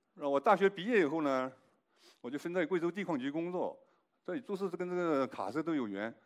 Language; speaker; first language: Chinese; native; Chinese